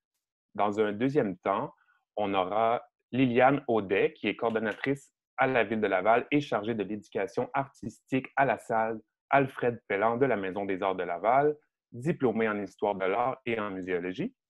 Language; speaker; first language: French; native; French